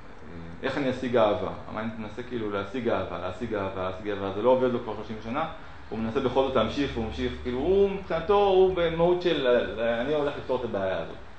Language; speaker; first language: Hebrew; native; Hebrew